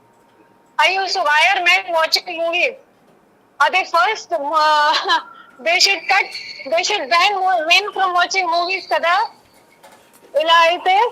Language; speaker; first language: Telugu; non-native, learner; Hindi